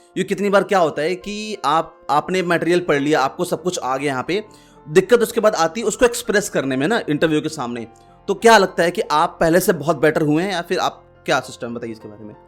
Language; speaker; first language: Hindi; native; Hindi